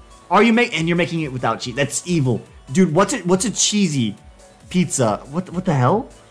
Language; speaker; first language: English; native; English